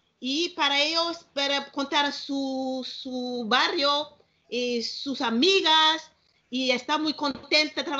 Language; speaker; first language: Spanish; non-native, learner; Malagasy